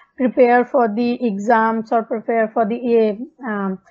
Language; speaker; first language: English; non-native, local second language; Punjabi